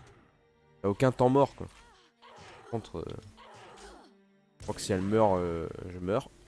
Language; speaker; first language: French; native; French